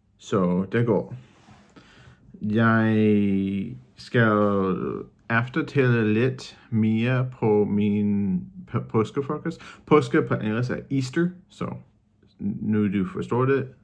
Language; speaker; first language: Danish; non-native, learner; English